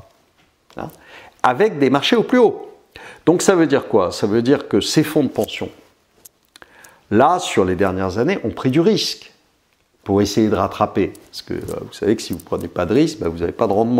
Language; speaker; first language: French; native; French